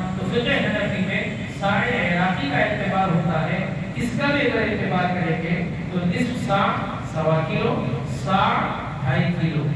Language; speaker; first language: Urdu; native; Urdu